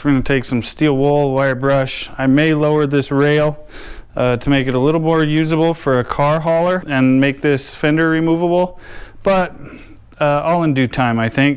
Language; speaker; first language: English; native; English